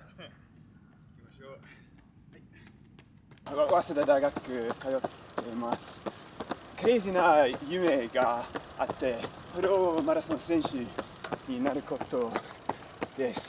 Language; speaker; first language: Japanese; non-native, learner; English